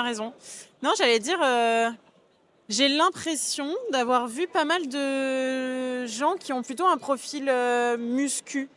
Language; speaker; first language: French; native; French